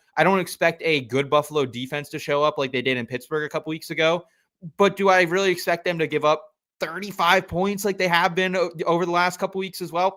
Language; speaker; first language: English; native; English